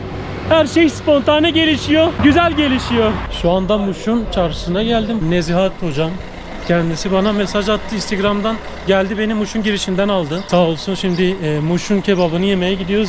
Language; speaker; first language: Turkish; native; Turkish